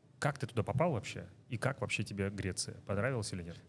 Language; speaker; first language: Russian; native; Russian